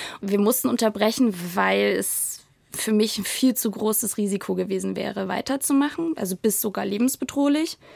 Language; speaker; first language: German; native; German